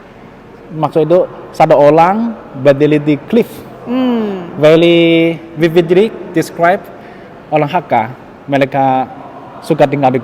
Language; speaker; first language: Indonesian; non-native, learner; Chinese